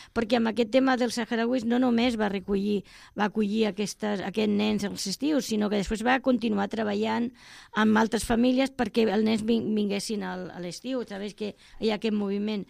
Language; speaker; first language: Catalan; non-native, local second language; Spanish